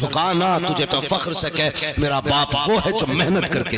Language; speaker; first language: Hindi; native; Hindi